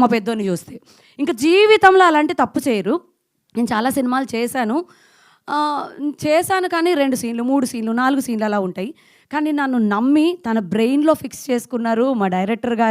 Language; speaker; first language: Telugu; native; Telugu